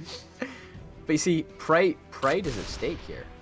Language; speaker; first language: English; native; English